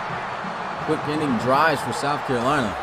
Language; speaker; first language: English; native; English